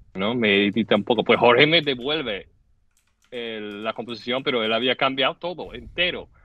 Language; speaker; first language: Spanish; non-native, fluent; English